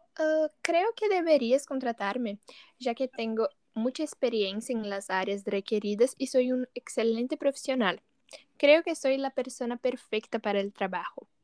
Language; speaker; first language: Spanish; non-native, learner; Portuguese